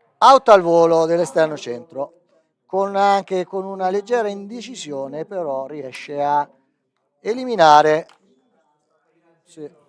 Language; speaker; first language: Italian; native; Italian